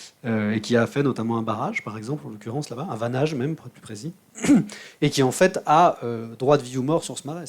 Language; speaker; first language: French; native; French